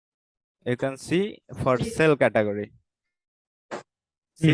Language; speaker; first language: English; non-native, learner; Bangla